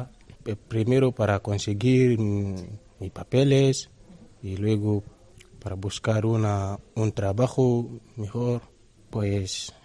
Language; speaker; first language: Spanish; non-native, learner; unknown